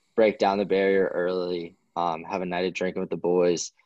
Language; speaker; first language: English; native; English